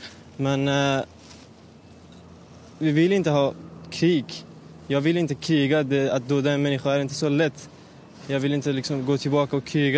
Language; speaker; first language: Swedish; non-native, learner; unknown